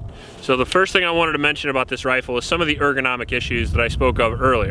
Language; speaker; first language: English; native; English